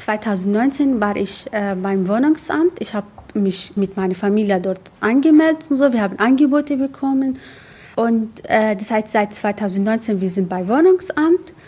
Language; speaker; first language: German; non-native, learner; Arabic